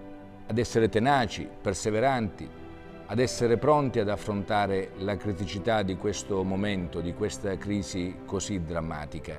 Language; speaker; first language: Italian; native; Italian